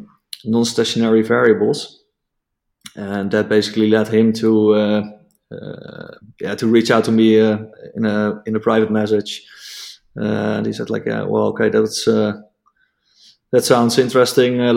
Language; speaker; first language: English; non-native, fluent; Dutch